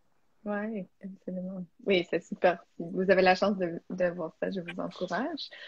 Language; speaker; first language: French; non-native, fluent; English